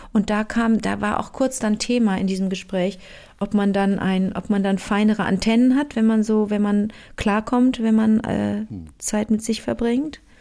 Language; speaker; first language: German; native; German